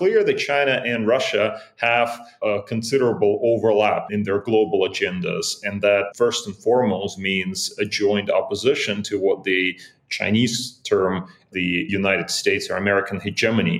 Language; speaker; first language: English; non-native, fluent; Russian